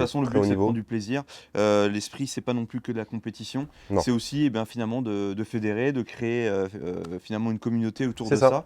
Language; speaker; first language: French; native; French